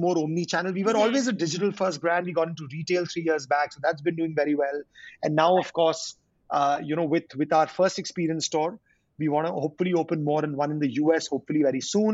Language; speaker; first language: English; non-native, local second language; Hindi